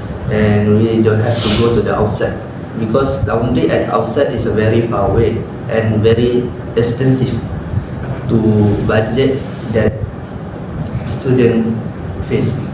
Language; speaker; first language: English; non-native, learner; Malay